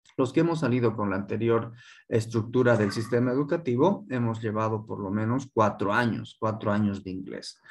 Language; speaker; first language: Spanish; non-native, local second language; Quechua